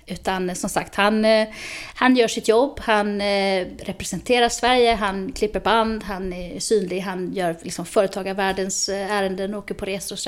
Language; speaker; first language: Swedish; native; Swedish